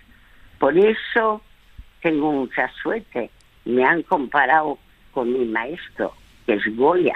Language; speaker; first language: Spanish; early bilingual, other home language; French